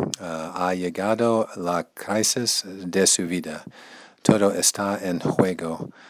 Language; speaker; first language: Spanish; non-native, learner; English